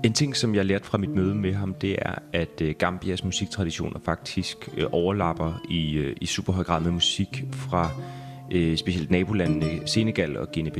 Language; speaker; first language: Danish; native; Danish